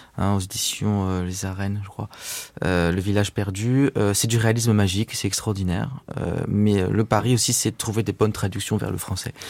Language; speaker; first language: French; native; French